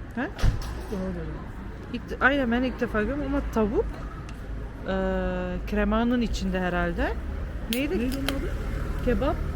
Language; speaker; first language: Turkish; early bilingual, heritage; Turkish